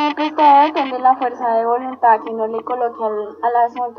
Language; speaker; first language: Spanish; native; Spanish